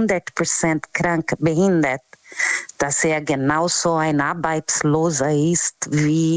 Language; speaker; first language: German; non-native, learner; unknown